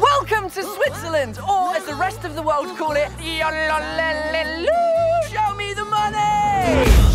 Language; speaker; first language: English; native; English